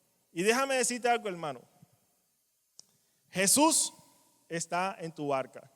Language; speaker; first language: Spanish; native; Spanish